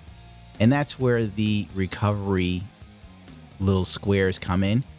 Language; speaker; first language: English; native; English